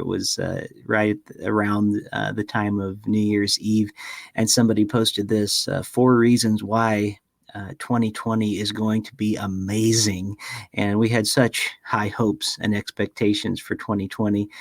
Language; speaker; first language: English; native; English